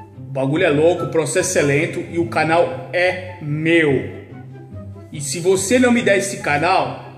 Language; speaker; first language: Portuguese; native; Portuguese